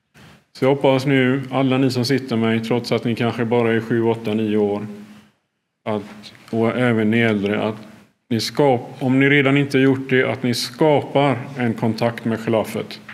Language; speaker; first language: Swedish; early bilingual, other home language; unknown